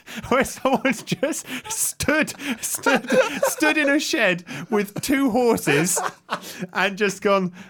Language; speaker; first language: English; native; English